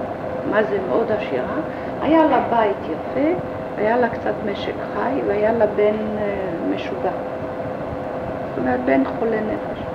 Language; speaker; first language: Hebrew; early bilingual, other home language; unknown